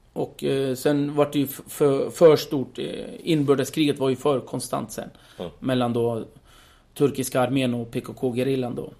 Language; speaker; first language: Swedish; early bilingual, other home language; Kurdish